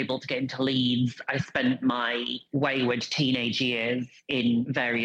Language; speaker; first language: English; native; English